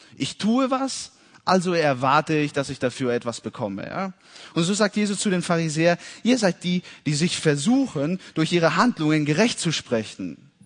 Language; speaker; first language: German; early bilingual, heritage; German